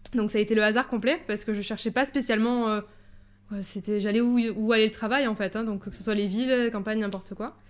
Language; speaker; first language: French; native; French